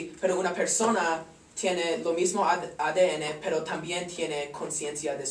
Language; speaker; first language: Spanish; non-native, learner; English